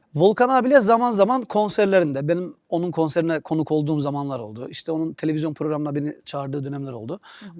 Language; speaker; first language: Turkish; native; Turkish